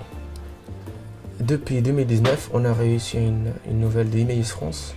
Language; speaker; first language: French; non-native, local second language; Arabic